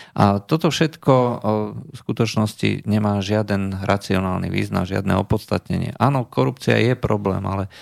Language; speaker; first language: Slovak; native; Slovak